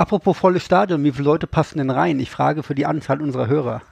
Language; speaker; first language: German; native; German